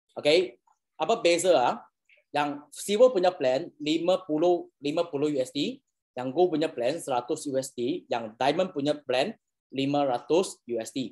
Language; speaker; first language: Malay; non-native, local second language; Chinese